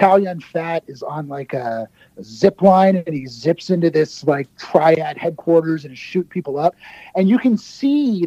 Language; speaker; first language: English; native; English